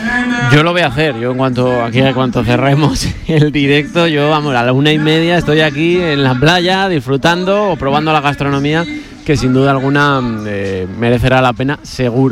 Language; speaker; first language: Spanish; native; Spanish